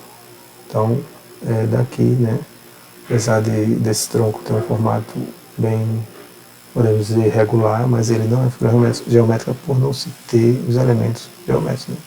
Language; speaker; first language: Portuguese; native; Portuguese